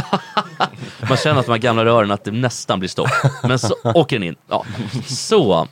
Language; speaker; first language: Swedish; native; Swedish